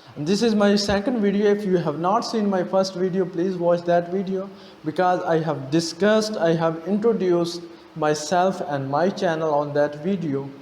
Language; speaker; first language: English; non-native, local second language; Urdu